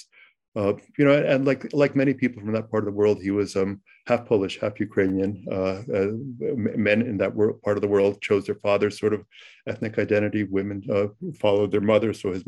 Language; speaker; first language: English; early bilingual, other home language; Ukrainian